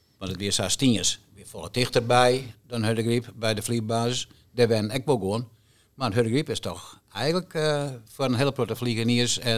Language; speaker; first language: Dutch; non-native, local second language; Western Frisian